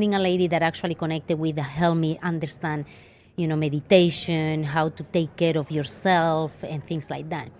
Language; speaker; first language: English; non-native, fluent; Spanish